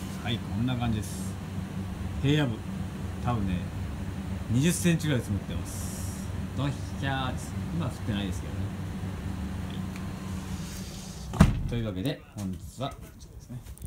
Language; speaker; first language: Japanese; native; Japanese